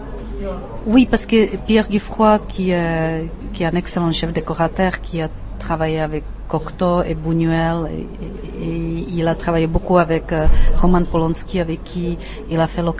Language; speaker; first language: French; non-native, fluent; Czech